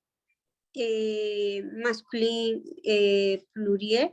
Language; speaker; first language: French; non-native, learner; Spanish